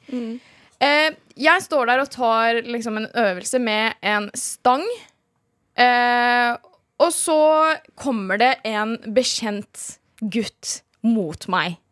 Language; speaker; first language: Norwegian; native; Norwegian